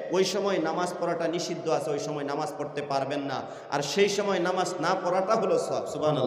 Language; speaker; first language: Bangla; non-native, local second language; Assamese